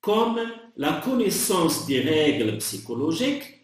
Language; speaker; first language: French; non-native, local second language; Arabic